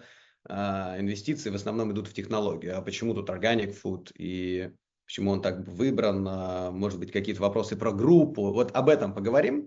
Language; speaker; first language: Russian; native; Russian